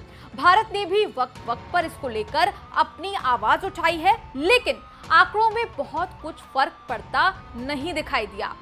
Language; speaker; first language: Hindi; native; Hindi